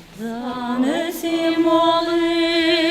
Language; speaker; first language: Ukrainian; native; Ukrainian